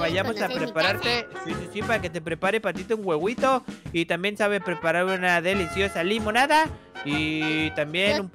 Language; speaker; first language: Spanish; native; Spanish